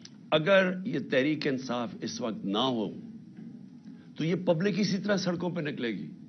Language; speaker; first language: Urdu; native; Urdu